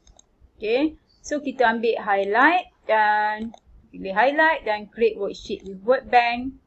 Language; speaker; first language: Malay; native; Malay